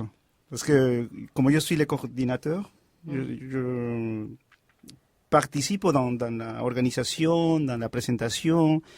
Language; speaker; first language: French; non-native, fluent; Spanish